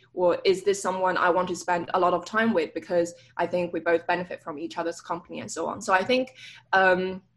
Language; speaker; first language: English; native; English